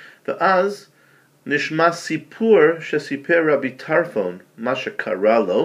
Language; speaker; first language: Hebrew; non-native, fluent; English